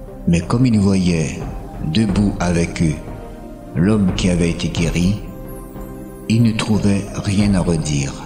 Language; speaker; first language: French; native; French